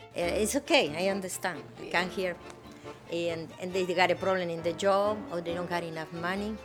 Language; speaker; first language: English; non-native, learner; Spanish